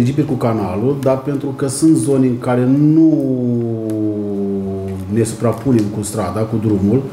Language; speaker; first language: Romanian; native; Romanian